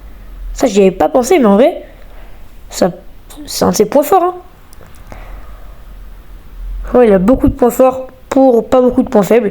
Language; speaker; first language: French; native; French